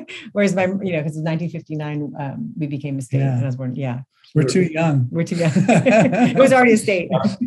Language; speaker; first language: English; native; English